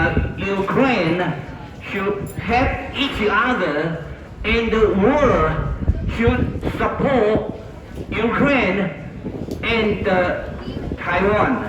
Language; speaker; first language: English; non-native, fluent; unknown